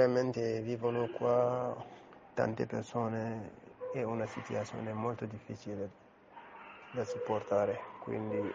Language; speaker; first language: Italian; non-native, learner; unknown